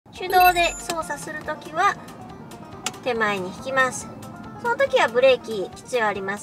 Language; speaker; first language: Japanese; native; Japanese